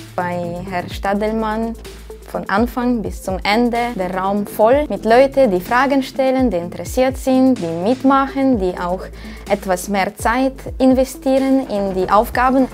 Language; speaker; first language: German; non-native, fluent; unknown